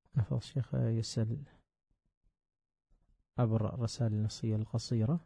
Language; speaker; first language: Arabic; native; Arabic